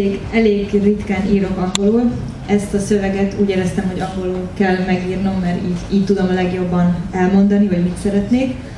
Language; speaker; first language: Hungarian; early bilingual, heritage; Hungarian